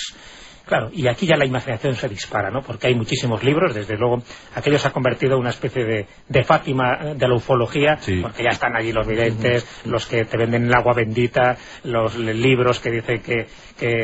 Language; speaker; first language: Spanish; native; Spanish